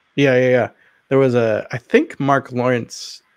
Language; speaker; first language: English; native; English